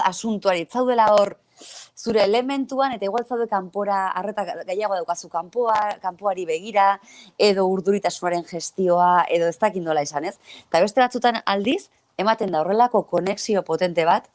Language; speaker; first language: Basque; native; Basque